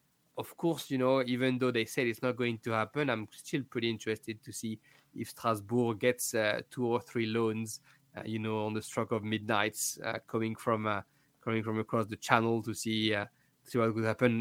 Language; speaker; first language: English; non-native, fluent; French